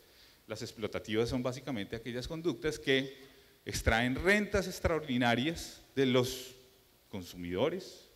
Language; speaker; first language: Spanish; native; Spanish